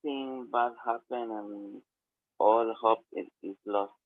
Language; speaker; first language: English; non-native, learner; Spanish